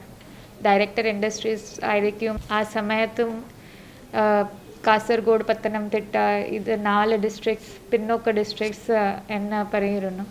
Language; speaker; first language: Malayalam; non-native, local second language; Marathi